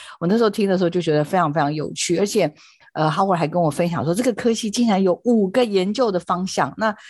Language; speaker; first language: Chinese; native; Chinese